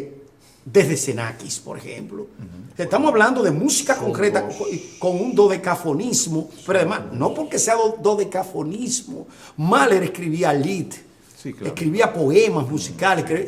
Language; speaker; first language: Spanish; native; Spanish